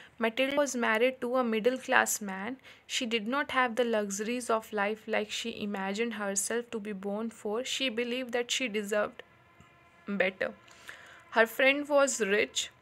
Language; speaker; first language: Hindi; native; Hindi